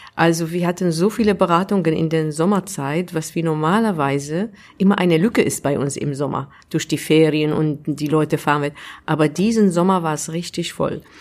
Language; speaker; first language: German; non-native, fluent; Arabic